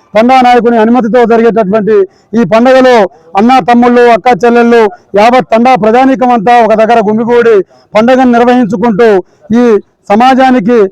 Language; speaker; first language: Telugu; non-native, local second language; Lambadi